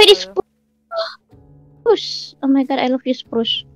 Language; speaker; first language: English; non-native, learner; Indonesian